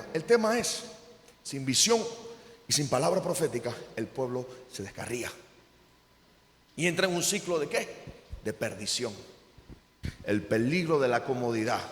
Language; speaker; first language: Spanish; native; Spanish